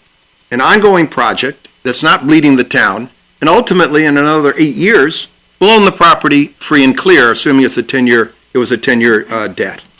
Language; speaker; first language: English; native; English